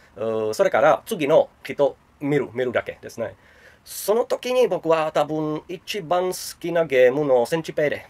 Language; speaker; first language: Japanese; non-native, learner; Czech